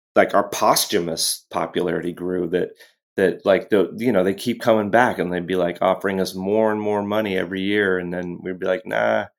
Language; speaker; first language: English; native; English